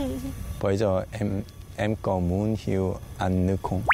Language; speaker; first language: Vietnamese; non-native, learner; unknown